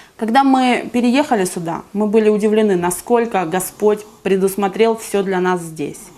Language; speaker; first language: Russian; native; Russian